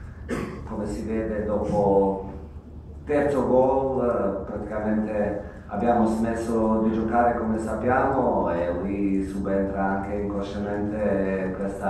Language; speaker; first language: Italian; non-native, fluent; Croatian